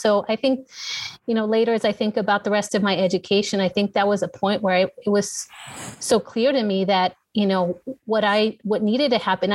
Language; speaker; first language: English; native; English